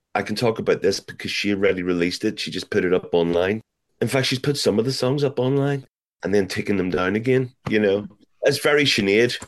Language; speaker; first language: English; native; English